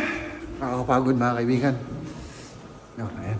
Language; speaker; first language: Filipino; native; Filipino